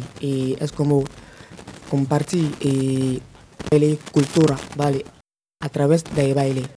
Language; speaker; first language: Spanish; non-native, fluent; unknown